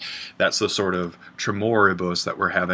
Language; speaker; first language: English; native; English